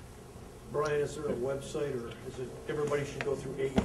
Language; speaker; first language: English; native; English